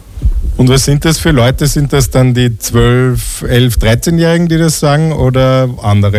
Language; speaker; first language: German; native; German